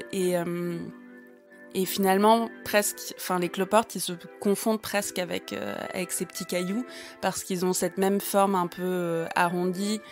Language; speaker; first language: French; early bilingual, other home language; German